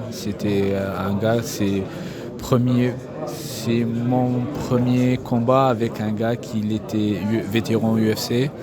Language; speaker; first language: French; non-native, fluent; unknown